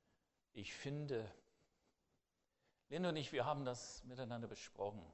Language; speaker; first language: German; non-native, fluent; English